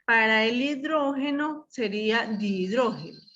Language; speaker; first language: Spanish; native; Spanish